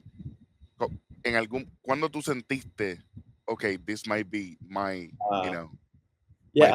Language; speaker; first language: Spanish; native; Spanish